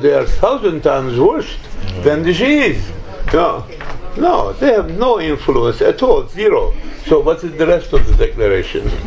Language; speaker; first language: English; non-native, fluent; Turkish